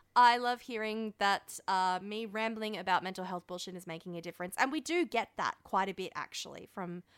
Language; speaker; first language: English; early bilingual, other home language; French